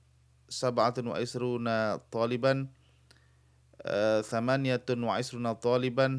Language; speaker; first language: Arabic; non-native, fluent; Indonesian